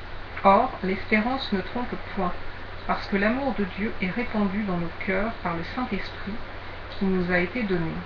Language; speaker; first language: French; native; French